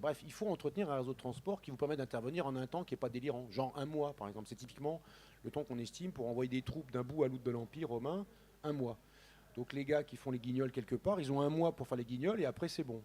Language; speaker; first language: French; native; French